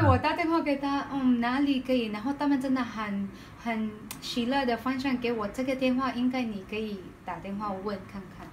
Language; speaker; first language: Chinese; non-native, learner; Filipino